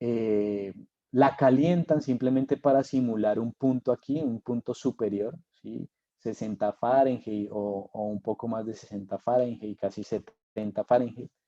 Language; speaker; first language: Spanish; native; Spanish